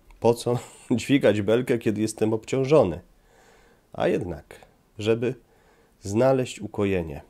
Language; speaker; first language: Polish; native; Polish